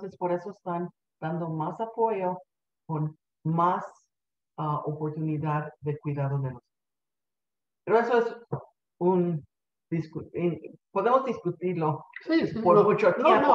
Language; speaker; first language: Spanish; early bilingual, heritage; Spanish